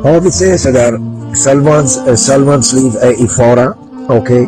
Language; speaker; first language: Swedish; non-native, learner; Arabic